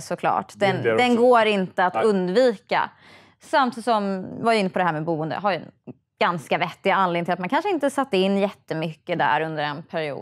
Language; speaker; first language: Swedish; native; Swedish